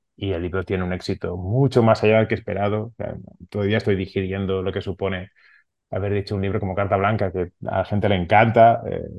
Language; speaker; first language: Spanish; non-native, local second language; Catalan